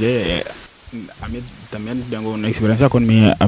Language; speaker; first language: Spanish; non-native, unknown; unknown